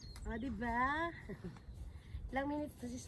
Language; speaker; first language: Filipino; native; Filipino